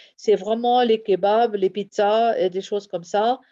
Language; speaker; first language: French; non-native, fluent; German